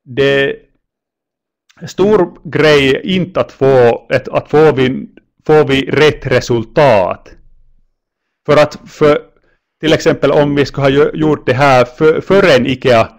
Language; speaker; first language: Swedish; non-native, local second language; Finnish